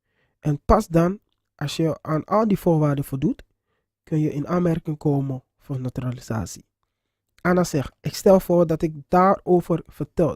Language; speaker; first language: Dutch; non-native, fluent; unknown